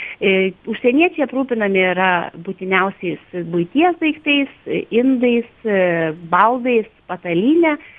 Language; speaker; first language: Lithuanian; native; Lithuanian